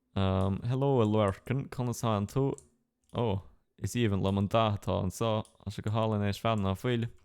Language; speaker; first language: Irish; non-native, local second language; English